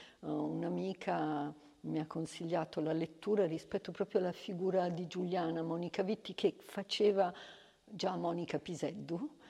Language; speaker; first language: Italian; native; Italian